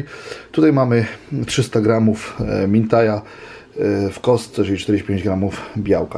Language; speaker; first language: Polish; native; Polish